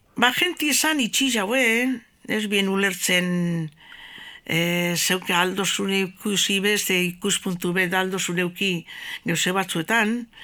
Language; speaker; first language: Basque; native; Basque